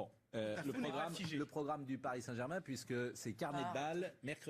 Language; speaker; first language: French; native; French